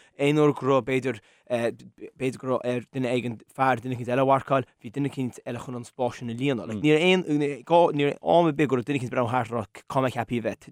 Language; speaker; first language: Irish; non-native, local second language; English